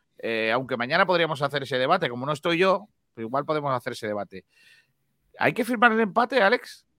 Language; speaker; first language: Spanish; native; Spanish